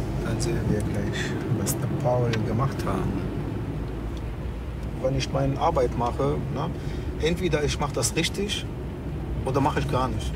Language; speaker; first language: German; non-native, fluent; Arabic